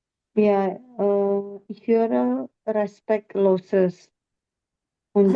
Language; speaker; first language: German; non-native, learner; Indonesian